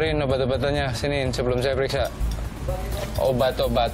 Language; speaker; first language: Indonesian; native; Indonesian